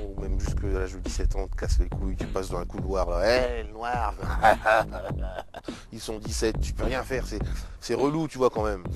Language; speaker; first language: French; native; French